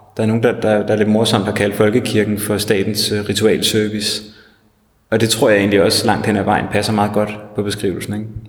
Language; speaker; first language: Danish; native; Danish